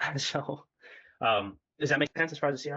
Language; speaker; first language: English; native; English